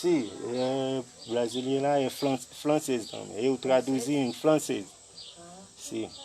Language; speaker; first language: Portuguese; non-native, learner; Haitian Creole